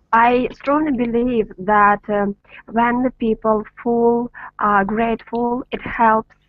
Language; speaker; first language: English; non-native, learner; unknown